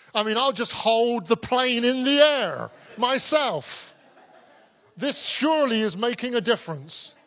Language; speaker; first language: English; native; English